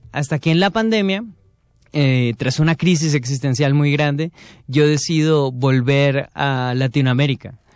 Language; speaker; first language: Spanish; native; Spanish